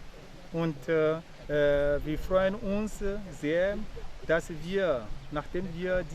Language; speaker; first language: German; non-native, fluent; Ewe